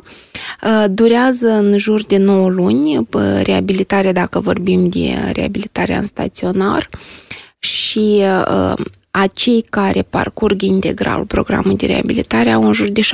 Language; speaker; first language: Romanian; native; Romanian